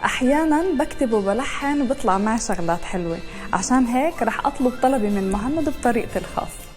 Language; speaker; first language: Arabic; native; Arabic